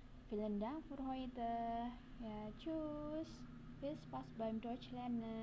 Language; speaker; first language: German; non-native, fluent; Indonesian